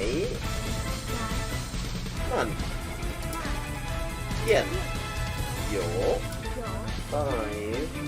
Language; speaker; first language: Danish; non-native, learner; English